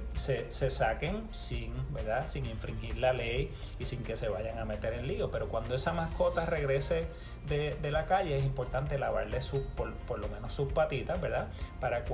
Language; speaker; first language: Spanish; native; Spanish